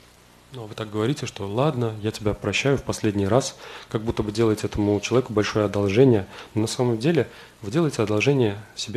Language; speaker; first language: Russian; native; Russian